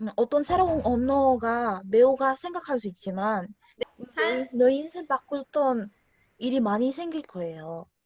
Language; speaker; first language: Korean; non-native, fluent; Spanish